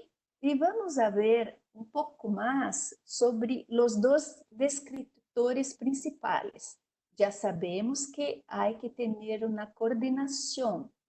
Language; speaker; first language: Spanish; non-native, learner; Portuguese